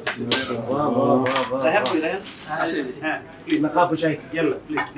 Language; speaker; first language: Arabic; non-native, learner; Bangla